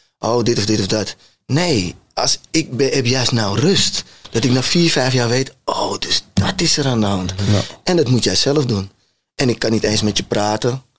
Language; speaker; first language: Dutch; native; Dutch